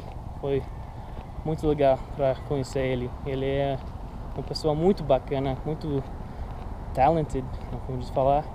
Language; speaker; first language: Portuguese; non-native, learner; English